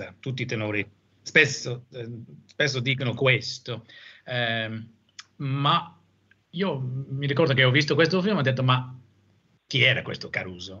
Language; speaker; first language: Italian; non-native, fluent; English